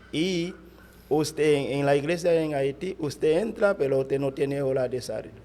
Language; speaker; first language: Spanish; non-native, fluent; Haitian Creole